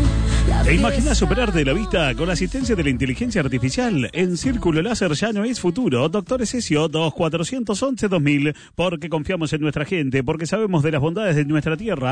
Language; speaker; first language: Spanish; native; Spanish